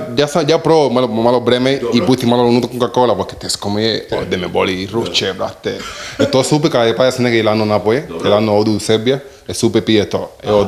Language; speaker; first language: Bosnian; non-native, learner; Spanish